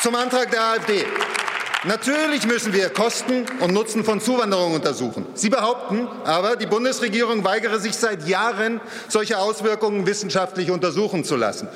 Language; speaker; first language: German; native; German